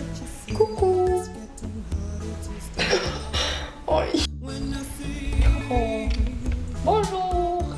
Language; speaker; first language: French; non-native, learner; Icelandic